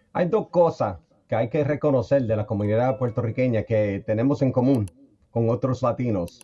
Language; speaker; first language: Spanish; early bilingual, heritage; Spanish